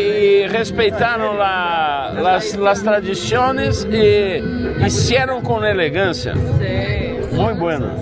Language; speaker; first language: Spanish; non-native, learner; Portuguese